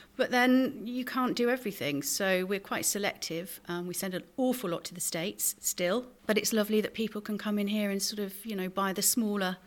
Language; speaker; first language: English; native; English